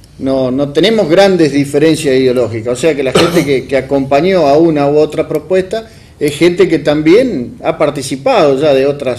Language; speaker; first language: Spanish; native; Spanish